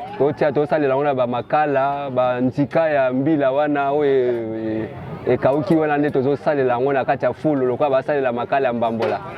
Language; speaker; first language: Lingala; non-native, local second language; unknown